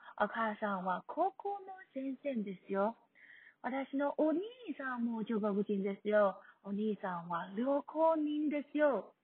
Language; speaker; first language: Japanese; non-native, learner; Chinese